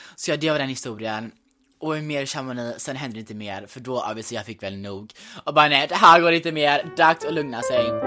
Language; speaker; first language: Swedish; early bilingual, heritage; Swedish